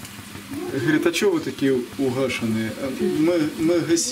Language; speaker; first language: Russian; native; Russian